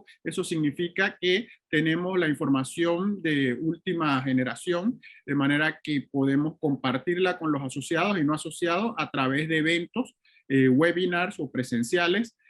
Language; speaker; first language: Spanish; native; Spanish